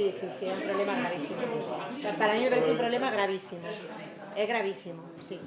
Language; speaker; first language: Spanish; native; Spanish